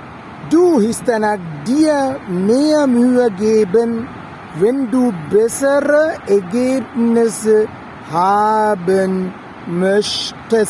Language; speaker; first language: German; non-native, fluent; Sinhala